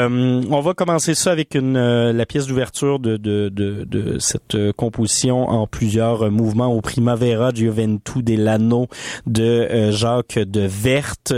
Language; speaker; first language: French; native; French